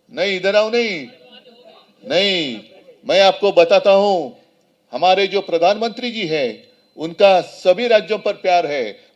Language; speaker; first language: Hindi; non-native, local second language; Marathi